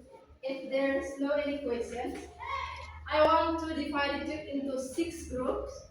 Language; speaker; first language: English; non-native, learner; Indonesian